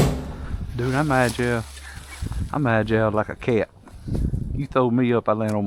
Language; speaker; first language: English; native; English